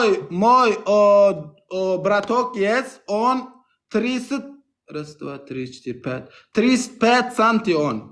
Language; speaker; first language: Russian; non-native, learner; Turkmen